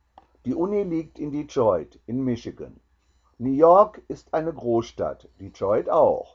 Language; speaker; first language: German; non-native, learner; English